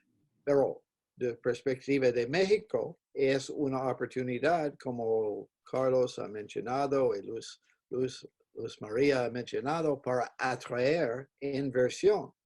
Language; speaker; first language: Spanish; non-native, fluent; English